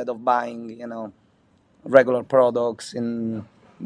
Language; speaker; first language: English; non-native, fluent; Italian